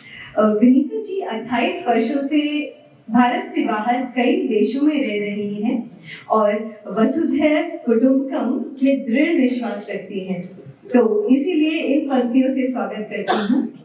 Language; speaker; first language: Hindi; native; Hindi